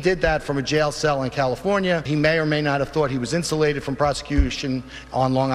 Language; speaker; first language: English; native; English